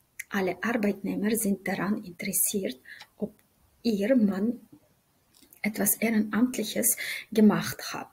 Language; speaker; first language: German; non-native, fluent; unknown